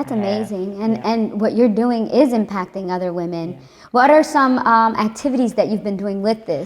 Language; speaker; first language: English; native; English